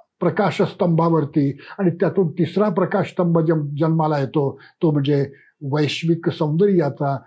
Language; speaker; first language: Marathi; native; Marathi